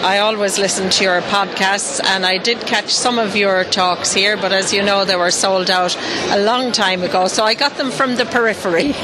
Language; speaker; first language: English; native; English